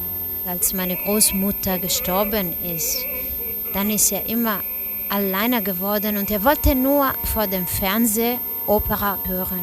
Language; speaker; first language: German; non-native, learner; Italian